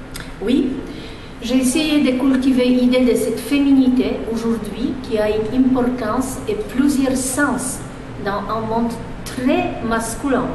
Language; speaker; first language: French; non-native, fluent; Polish